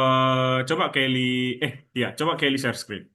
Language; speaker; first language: Indonesian; native; Indonesian